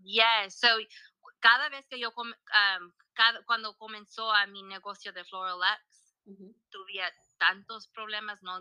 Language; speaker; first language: Spanish; early bilingual, heritage; Spanish